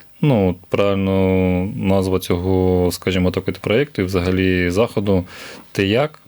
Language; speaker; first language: Ukrainian; native; Ukrainian